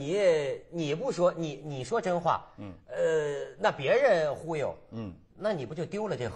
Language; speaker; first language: Chinese; native; Chinese